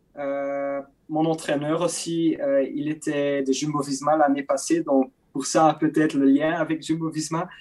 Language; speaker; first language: French; non-native, local second language; Dutch